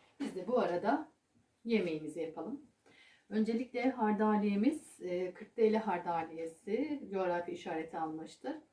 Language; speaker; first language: Turkish; native; Turkish